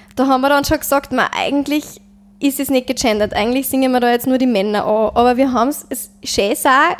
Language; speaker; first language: German; native; German